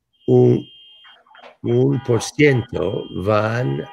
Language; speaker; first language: Spanish; non-native, fluent; English